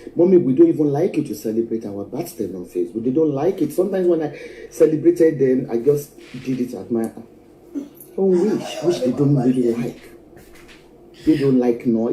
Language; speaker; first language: English; non-native, local second language; Yoruba